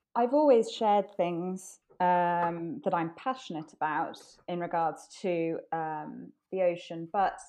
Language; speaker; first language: English; native; English